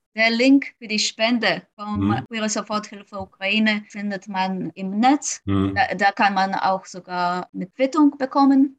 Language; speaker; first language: German; non-native, fluent; Ukrainian